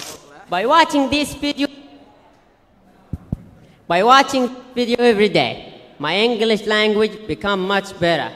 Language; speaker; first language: English; non-native, fluent; Arabic